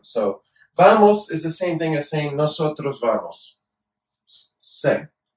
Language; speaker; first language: English; native; English